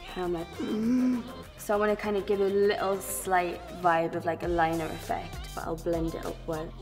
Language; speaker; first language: English; native; English